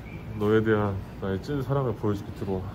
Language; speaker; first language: Korean; native; Korean